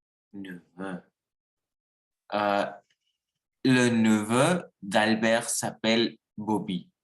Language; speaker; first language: French; non-native, learner; Spanish